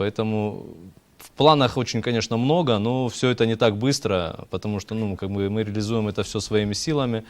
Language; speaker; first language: Russian; native; Russian